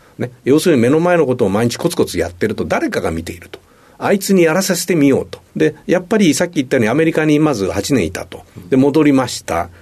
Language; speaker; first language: Japanese; native; Japanese